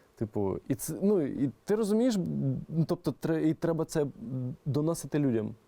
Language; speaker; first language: Ukrainian; non-native, local second language; Russian